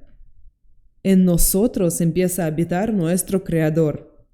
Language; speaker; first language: Spanish; non-native, fluent; Russian